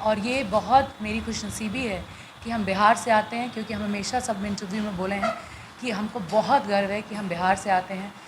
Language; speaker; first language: Hindi; non-native, local second language; Bhojpuri